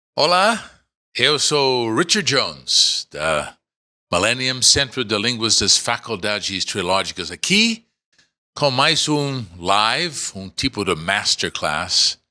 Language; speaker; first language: Portuguese; non-native, fluent; English